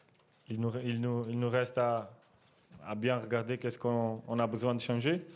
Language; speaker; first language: French; non-native, fluent; Portuguese